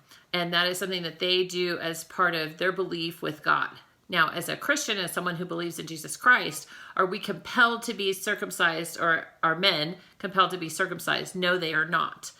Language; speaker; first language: English; native; English